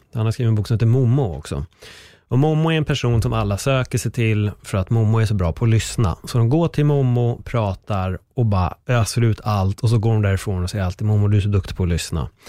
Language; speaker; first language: Swedish; native; Swedish